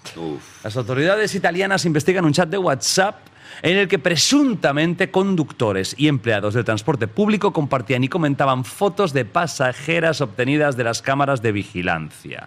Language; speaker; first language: Spanish; native; Spanish